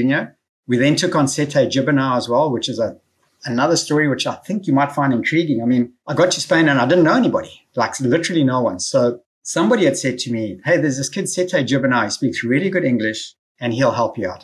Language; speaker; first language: English; native; English